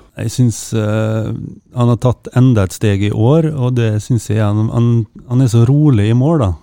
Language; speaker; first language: Norwegian; native; Norwegian